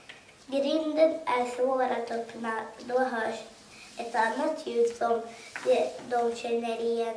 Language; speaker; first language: Swedish; early bilingual, other home language; Kurdish